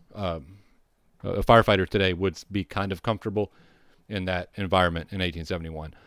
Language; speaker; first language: English; native; English